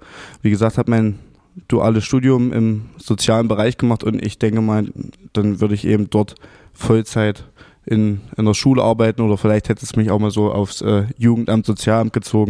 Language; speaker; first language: German; native; German